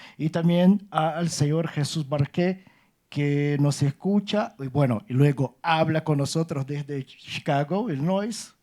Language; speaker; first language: Spanish; non-native, fluent; Portuguese